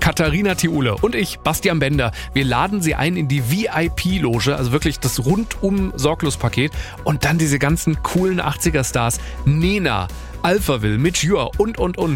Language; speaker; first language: German; native; German